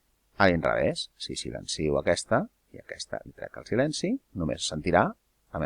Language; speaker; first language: Catalan; native; Catalan